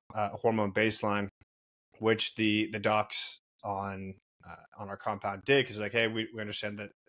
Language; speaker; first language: English; native; English